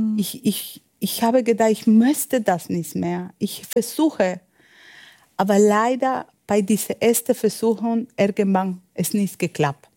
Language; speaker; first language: German; non-native, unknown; Spanish